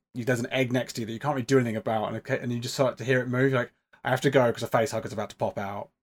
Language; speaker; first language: English; native; English